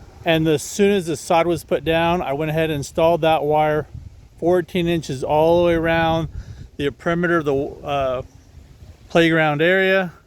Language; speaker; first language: English; native; English